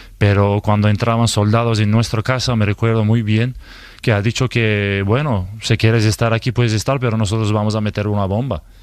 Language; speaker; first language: Spanish; non-native, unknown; Albanian